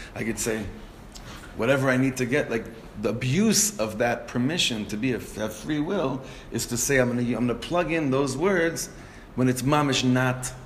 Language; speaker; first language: English; native; English